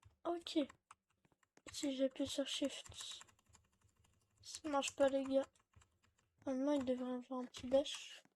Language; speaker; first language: French; native; French